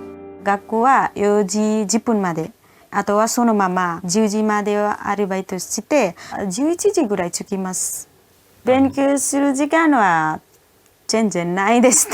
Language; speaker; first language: Japanese; non-native, learner; Nepali